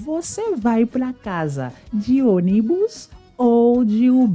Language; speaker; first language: Portuguese; non-native, fluent; Haitian Creole